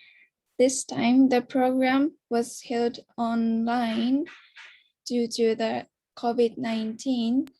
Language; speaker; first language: English; non-native, learner; Japanese